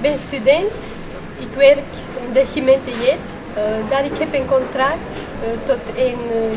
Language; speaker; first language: Dutch; non-native, learner; Romany